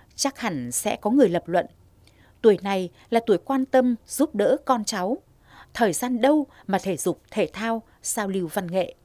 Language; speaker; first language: Vietnamese; native; Vietnamese